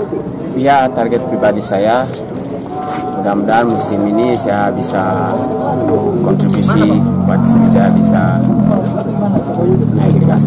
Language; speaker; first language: Indonesian; non-native, fluent; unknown